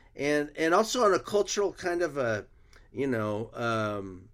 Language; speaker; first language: English; early bilingual, other home language; Spanish